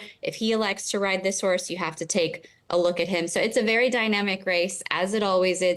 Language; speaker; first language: English; native; English